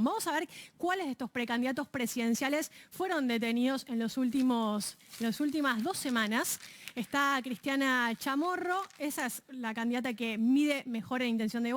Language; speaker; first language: Spanish; native; Spanish